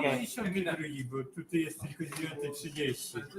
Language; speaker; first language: Polish; non-native, fluent; Ukrainian